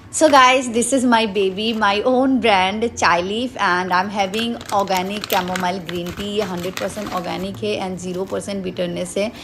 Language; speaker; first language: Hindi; non-native, local second language; Assamese